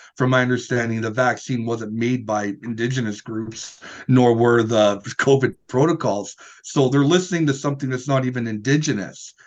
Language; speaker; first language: English; native; English